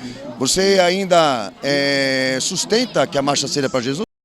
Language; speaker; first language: Portuguese; native; Portuguese